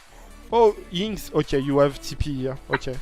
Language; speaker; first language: English; non-native, learner; French